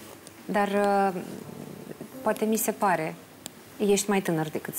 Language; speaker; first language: Romanian; native; Romanian